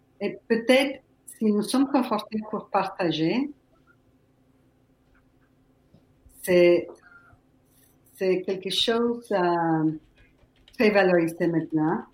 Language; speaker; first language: French; non-native, fluent; Spanish